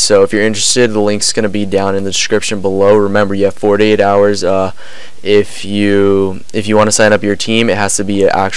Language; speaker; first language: English; native; English